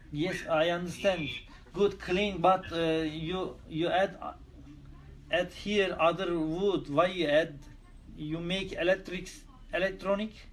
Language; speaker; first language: English; non-native, learner; Turkish